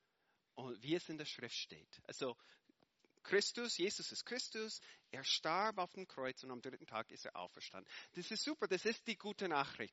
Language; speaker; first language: German; non-native, fluent; English